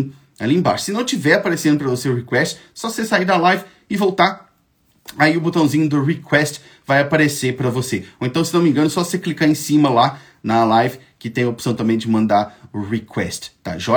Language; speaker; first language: Portuguese; native; Portuguese